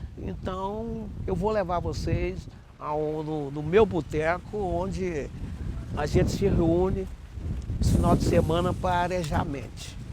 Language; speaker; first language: Portuguese; native; Portuguese